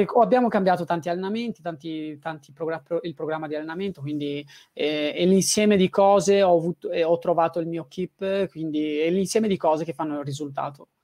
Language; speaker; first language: Italian; early bilingual, other home language; Tigrinya